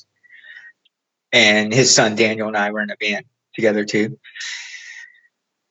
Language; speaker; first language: English; native; English